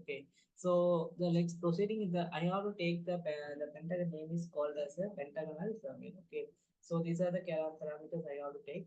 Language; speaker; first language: English; non-native, local second language; Tamil